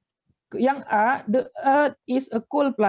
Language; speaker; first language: English; non-native, fluent; Indonesian